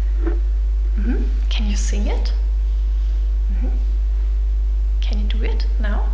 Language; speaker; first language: English; non-native, fluent; German